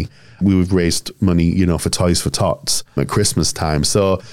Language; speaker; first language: English; native; English